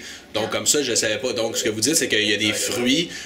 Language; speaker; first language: French; native; French